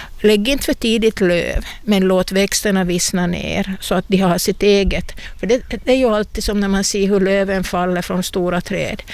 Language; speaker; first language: Swedish; native; Swedish